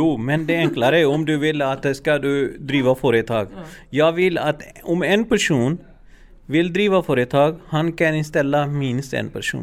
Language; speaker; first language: Swedish; non-native, learner; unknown